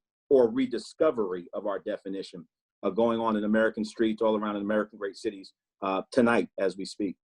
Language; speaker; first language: English; native; English